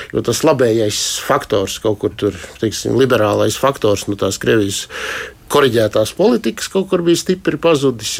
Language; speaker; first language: Latvian; native; Latvian